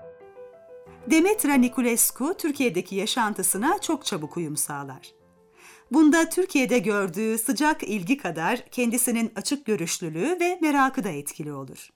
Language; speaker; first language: Turkish; native; Turkish